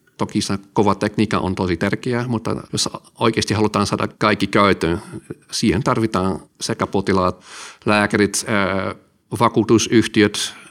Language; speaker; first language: Finnish; non-native, fluent; Dutch